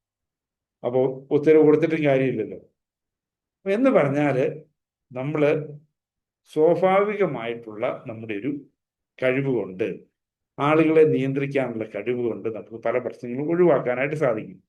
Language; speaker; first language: Malayalam; native; Malayalam